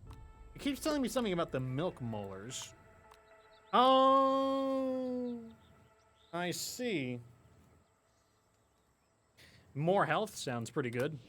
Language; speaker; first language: English; native; English